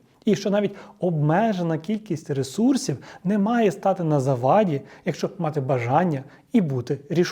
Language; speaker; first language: Ukrainian; native; Ukrainian